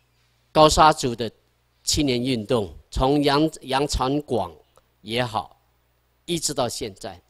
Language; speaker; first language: Chinese; non-native, local second language; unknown